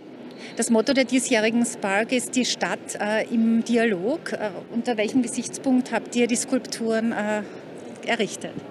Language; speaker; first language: German; native; German